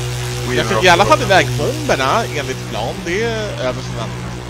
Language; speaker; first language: Swedish; native; Swedish